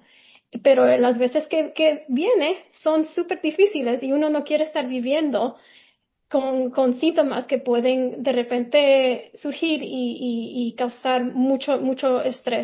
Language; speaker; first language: Spanish; early bilingual, heritage; Spanish